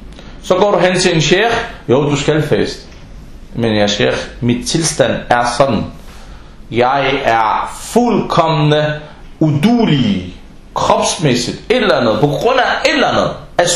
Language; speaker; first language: Danish; non-native, fluent; Arabic